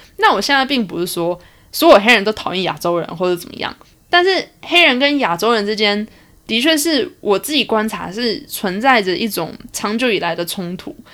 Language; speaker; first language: Chinese; early bilingual, heritage; Chinese